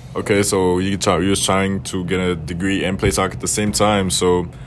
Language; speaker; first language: English; non-native, fluent; German